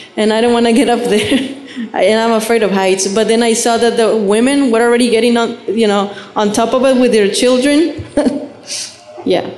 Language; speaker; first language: English; non-native, fluent; Spanish